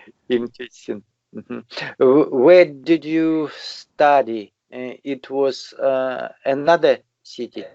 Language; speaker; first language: English; non-native, learner; Russian